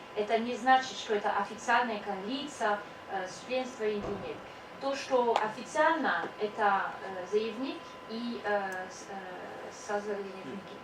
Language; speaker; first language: Russian; non-native, learner; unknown